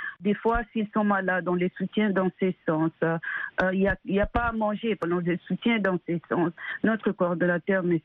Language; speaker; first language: French; non-native, local second language; Lingala